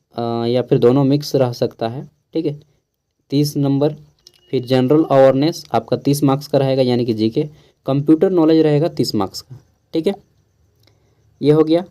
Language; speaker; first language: Hindi; native; Hindi